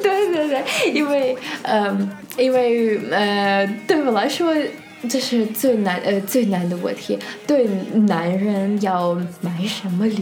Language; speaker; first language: Chinese; non-native, fluent; Russian